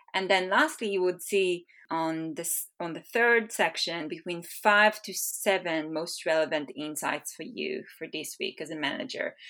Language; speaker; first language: English; non-native, fluent; Hebrew